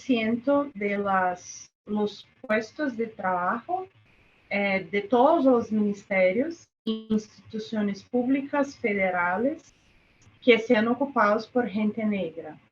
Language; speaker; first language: Spanish; non-native, fluent; Portuguese